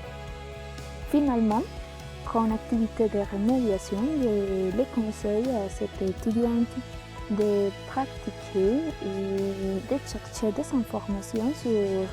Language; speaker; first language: French; non-native, learner; Spanish